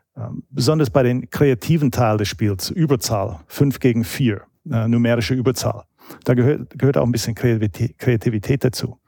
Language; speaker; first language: German; non-native, fluent; English